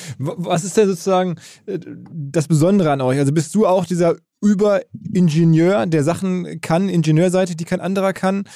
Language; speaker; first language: German; native; German